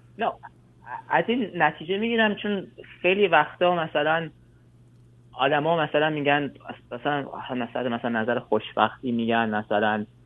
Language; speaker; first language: Persian; early bilingual, heritage; Persian